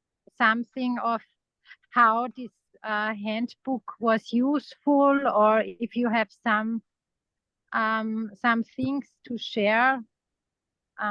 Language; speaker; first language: English; non-native, fluent; German